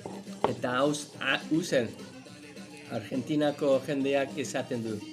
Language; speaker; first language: Basque; non-native, learner; English